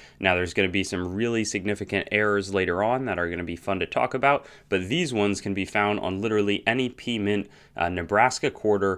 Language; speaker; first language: English; native; English